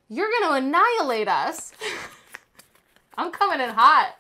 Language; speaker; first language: English; native; English